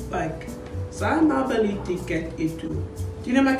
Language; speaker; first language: Indonesian; non-native, learner; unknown